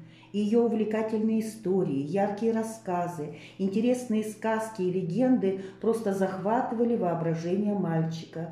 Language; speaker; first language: Russian; native; Russian